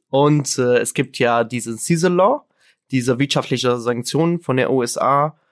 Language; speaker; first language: German; non-native, fluent; Arabic